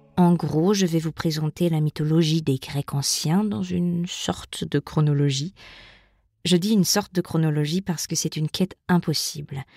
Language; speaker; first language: French; non-native, fluent; German